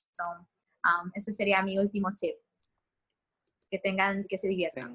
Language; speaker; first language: Spanish; early bilingual, heritage; Spanish